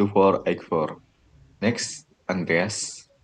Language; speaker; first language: English; non-native, learner; Indonesian